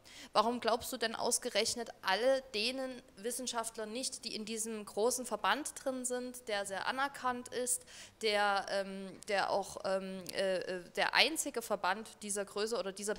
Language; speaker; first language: German; native; German